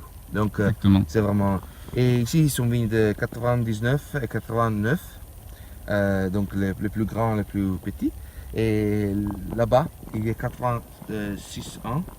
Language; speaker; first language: French; non-native, learner; Italian